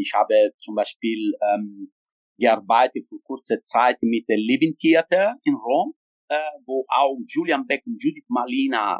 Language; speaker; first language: German; non-native, fluent; Italian